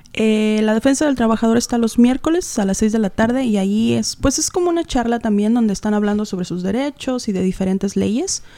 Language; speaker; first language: Spanish; native; Spanish